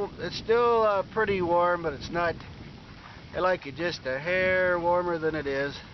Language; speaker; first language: English; native; English